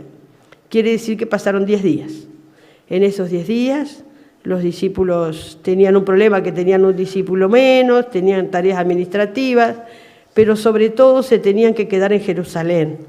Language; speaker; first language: Spanish; native; Spanish